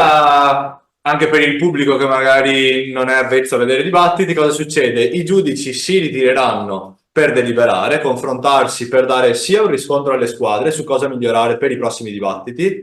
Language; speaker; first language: Italian; native; Italian